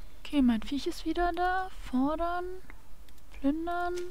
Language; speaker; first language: German; native; German